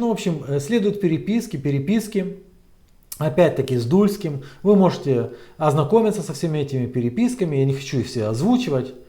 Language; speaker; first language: Russian; native; Russian